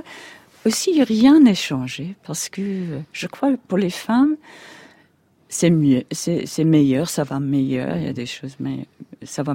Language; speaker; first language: French; non-native, fluent; English